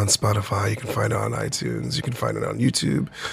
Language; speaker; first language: English; native; English